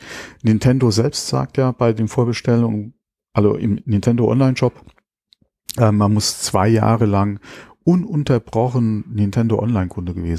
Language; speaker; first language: German; native; German